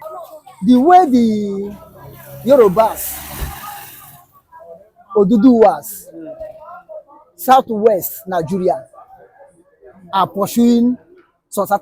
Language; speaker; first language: English; non-native, local second language; Igbo